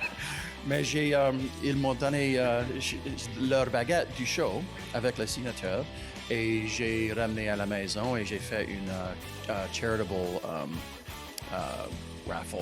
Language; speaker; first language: French; non-native, local second language; English